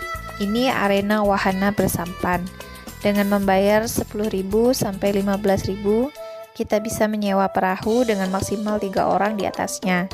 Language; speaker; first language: Indonesian; native; Indonesian